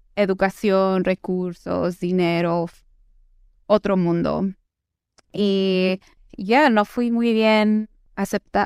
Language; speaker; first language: Spanish; early bilingual, heritage; Spanish